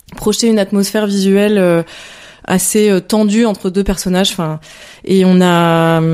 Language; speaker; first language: French; native; French